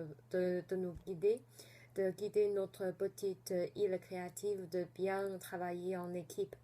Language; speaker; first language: French; non-native, fluent; Chinese